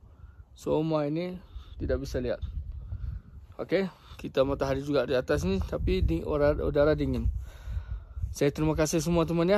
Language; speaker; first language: Indonesian; non-native, fluent; Arabic